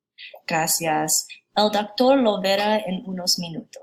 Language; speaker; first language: Spanish; non-native, learner; English